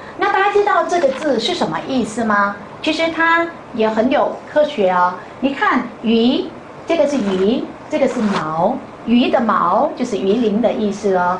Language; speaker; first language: Chinese; non-native, fluent; Vietnamese